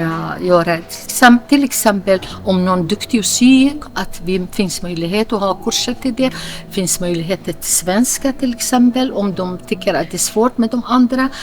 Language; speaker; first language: Swedish; non-native, fluent; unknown